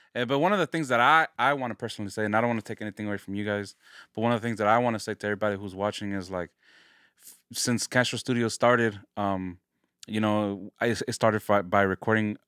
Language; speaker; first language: English; early bilingual, other home language; Spanish